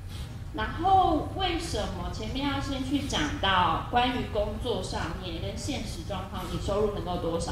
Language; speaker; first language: Chinese; native; Chinese